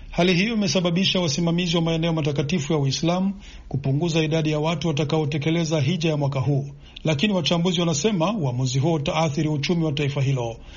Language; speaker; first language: Swahili; non-native, local second language; Rundi